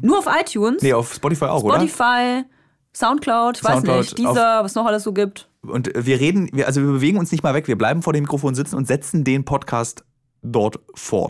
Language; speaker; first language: German; native; German